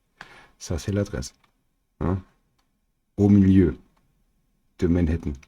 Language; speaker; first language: French; non-native, learner; German